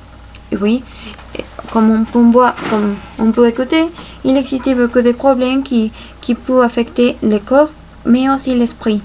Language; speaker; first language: French; non-native, fluent; Spanish